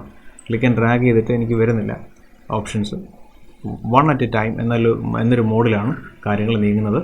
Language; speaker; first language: Malayalam; native; Malayalam